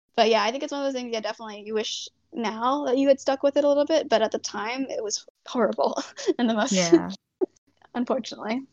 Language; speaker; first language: English; native; English